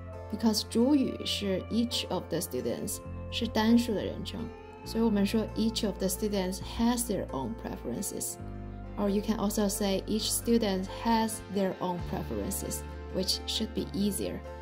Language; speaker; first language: English; non-native, fluent; Chinese